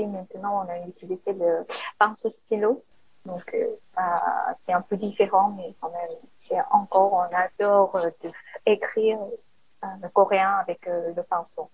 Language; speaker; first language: French; non-native, learner; Korean